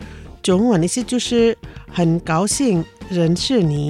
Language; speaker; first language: Chinese; non-native, learner; Indonesian